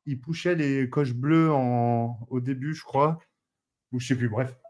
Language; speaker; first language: French; native; French